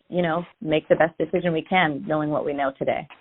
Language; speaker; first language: English; native; English